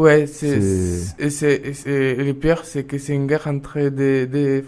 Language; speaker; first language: French; non-native, fluent; Spanish